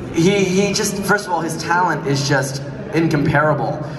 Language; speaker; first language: English; native; English